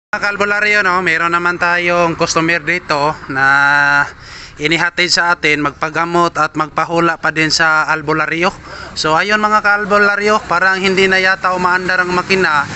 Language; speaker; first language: Filipino; native; Filipino